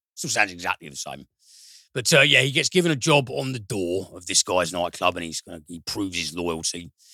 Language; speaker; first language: English; native; English